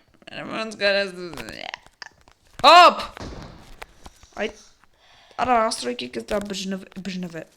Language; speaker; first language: Armenian; native; Armenian